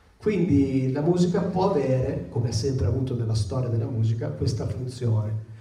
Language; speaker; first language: Italian; native; Italian